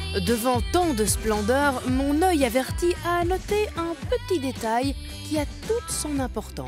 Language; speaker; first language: French; native; French